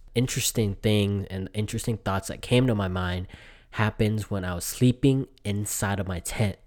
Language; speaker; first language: English; early bilingual, other home language; Vietnamese